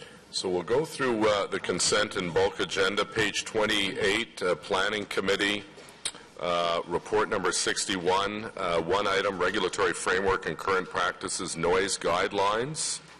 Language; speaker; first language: English; native; English